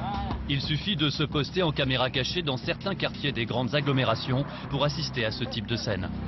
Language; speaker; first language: French; native; French